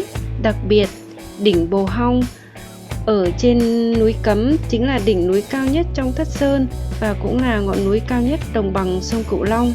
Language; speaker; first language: Vietnamese; native; Vietnamese